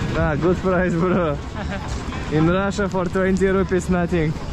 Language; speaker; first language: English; non-native, learner; Russian